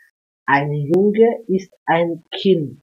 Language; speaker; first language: German; non-native, learner; English